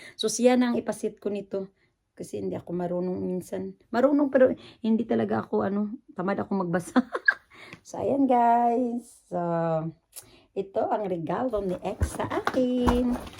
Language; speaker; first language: Filipino; native; Filipino